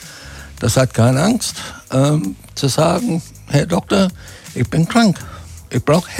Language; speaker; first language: German; non-native, fluent; English